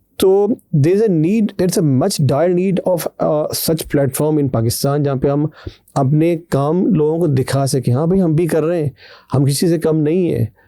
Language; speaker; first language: Urdu; native; Urdu